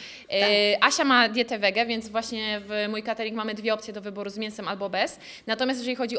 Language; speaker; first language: Polish; native; Polish